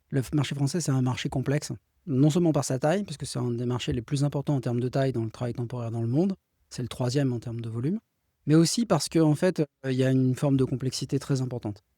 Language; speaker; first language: French; native; French